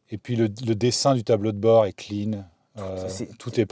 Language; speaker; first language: French; native; French